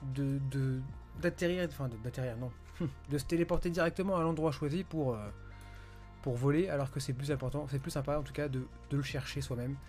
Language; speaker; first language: French; native; French